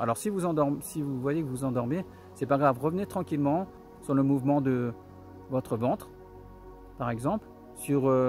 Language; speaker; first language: French; native; French